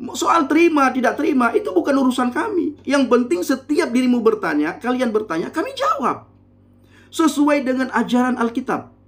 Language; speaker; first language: Indonesian; non-native, local second language; Achinese